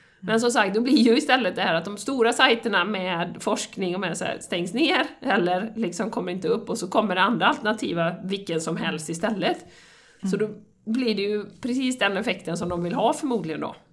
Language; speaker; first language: Swedish; native; Swedish